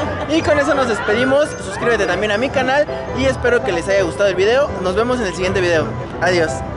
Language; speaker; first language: Spanish; native; Spanish